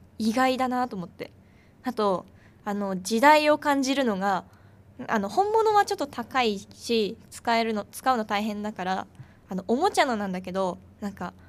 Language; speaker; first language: Japanese; native; Japanese